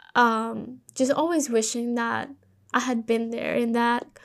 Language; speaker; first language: English; early bilingual, other home language; Spanish